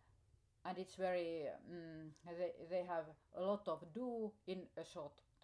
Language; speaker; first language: English; non-native, learner; Finnish